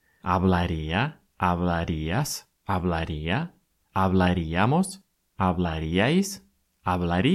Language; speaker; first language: Spanish; non-native, fluent; Russian